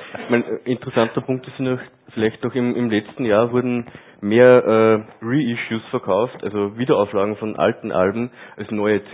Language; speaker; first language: German; native; German